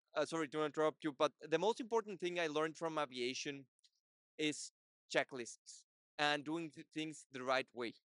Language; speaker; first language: English; non-native, fluent; Portuguese